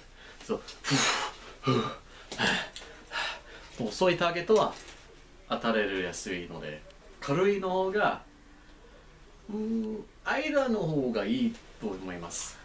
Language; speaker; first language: Japanese; non-native, learner; English